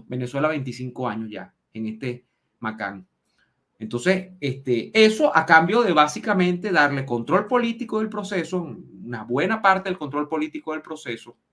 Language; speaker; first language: Spanish; native; Spanish